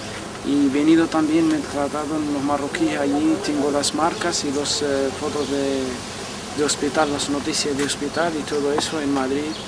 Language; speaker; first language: Spanish; non-native, fluent; Arabic